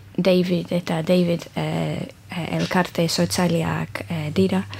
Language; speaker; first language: Basque; non-native, learner; English